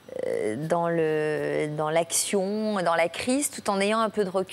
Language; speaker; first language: French; native; French